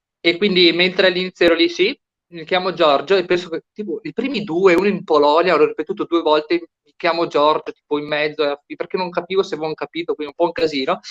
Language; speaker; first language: Italian; native; Italian